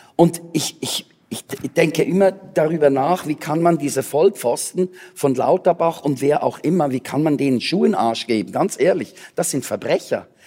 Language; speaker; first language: German; native; German